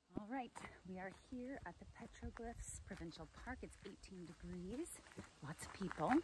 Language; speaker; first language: English; native; English